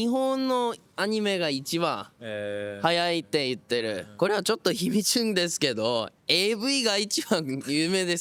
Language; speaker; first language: Japanese; non-native, learner; Korean